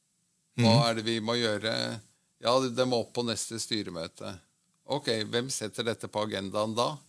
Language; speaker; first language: Norwegian; native; Norwegian